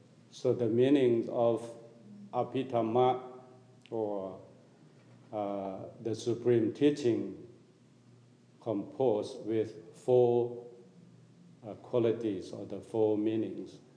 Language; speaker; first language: English; non-native, fluent; Thai